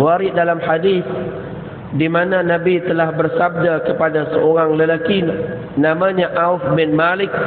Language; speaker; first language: Malay; native; Malay